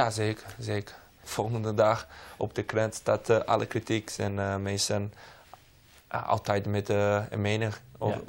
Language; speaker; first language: Dutch; non-native, learner; Portuguese